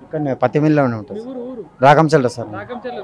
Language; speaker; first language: Telugu; native; Telugu